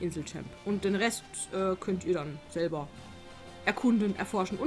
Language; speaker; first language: German; native; German